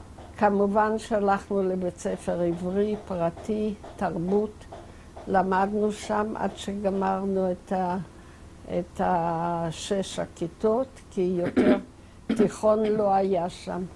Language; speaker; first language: Hebrew; non-native, fluent; Yiddish